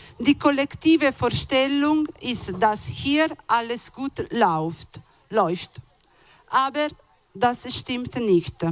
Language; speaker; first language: German; non-native, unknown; Italian